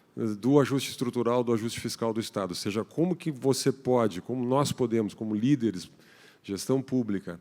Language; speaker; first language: Portuguese; native; Portuguese